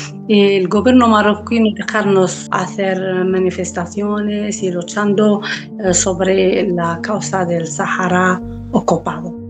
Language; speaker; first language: Spanish; non-native, learner; Arabic